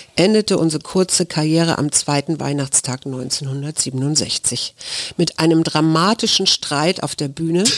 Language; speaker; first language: German; native; German